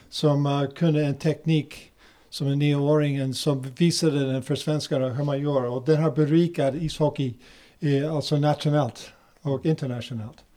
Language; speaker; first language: Swedish; non-native, fluent; English